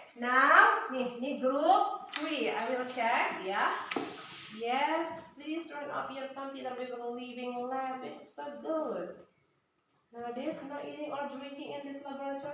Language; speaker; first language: English; non-native, learner; Indonesian